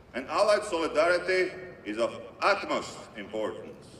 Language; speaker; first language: English; non-native, fluent; Latvian